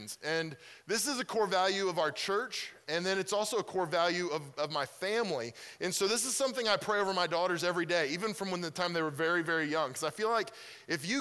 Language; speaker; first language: English; native; English